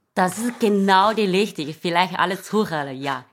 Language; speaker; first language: German; non-native, learner; Chinese